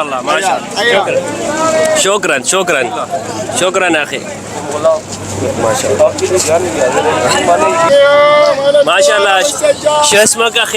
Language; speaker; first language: Arabic; non-native, learner; Urdu